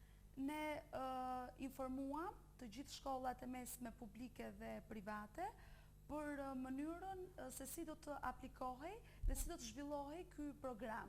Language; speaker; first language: Albanian; native; Albanian